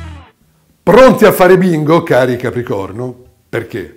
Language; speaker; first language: Italian; native; Italian